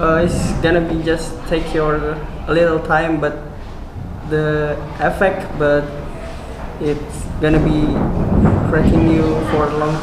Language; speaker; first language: English; non-native, learner; Indonesian